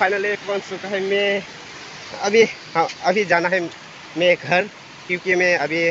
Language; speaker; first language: Hindi; non-native, local second language; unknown